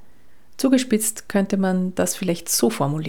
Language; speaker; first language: German; native; German